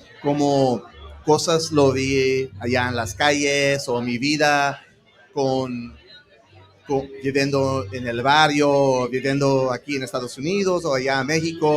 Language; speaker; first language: Spanish; early bilingual, heritage; English